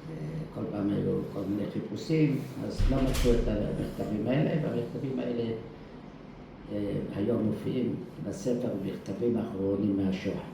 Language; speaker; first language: Hebrew; early bilingual, other home language; Dutch